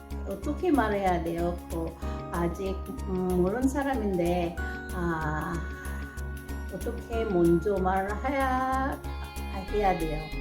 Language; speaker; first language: Korean; non-native, learner; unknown